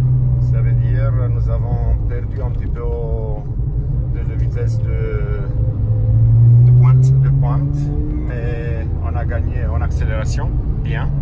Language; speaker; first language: French; non-native, fluent; Romanian